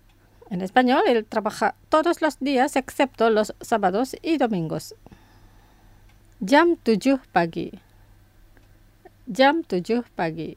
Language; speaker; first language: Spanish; non-native, fluent; Indonesian